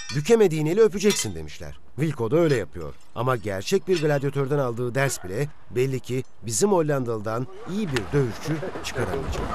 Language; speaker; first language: Turkish; native; Turkish